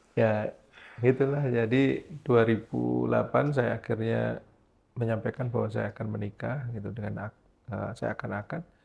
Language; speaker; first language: Indonesian; native; Indonesian